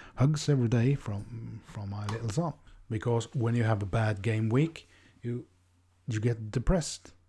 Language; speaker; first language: English; non-native, fluent; Norwegian